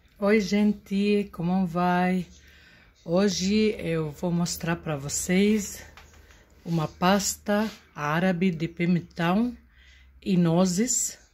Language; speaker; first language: Portuguese; non-native, learner; Arabic